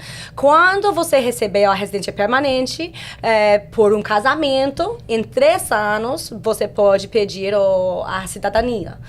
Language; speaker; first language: Portuguese; non-native, fluent; English